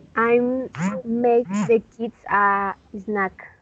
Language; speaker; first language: English; non-native, learner; Spanish